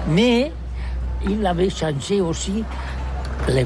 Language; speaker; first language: French; non-native, learner; Catalan